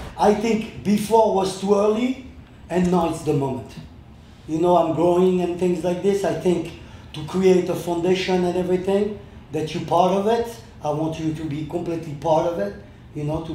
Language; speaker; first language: English; non-native, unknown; French